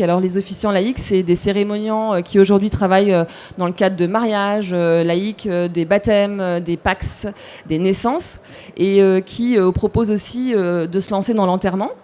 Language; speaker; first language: French; native; French